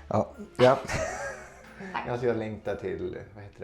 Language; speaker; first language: Swedish; native; Swedish